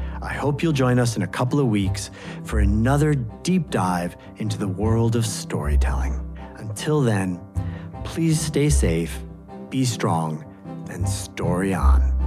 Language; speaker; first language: English; native; English